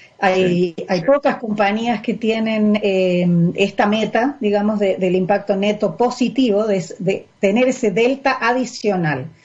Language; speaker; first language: Spanish; native; Spanish